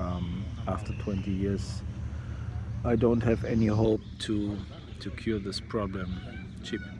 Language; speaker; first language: English; non-native, fluent; German